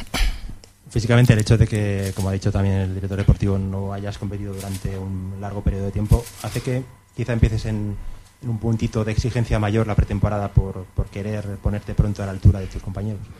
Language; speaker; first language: Spanish; native; Spanish